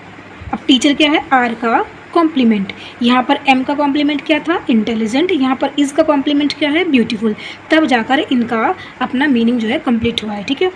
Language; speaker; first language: Hindi; native; Hindi